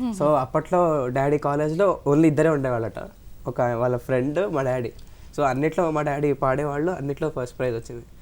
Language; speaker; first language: Telugu; non-native, local second language; Kannada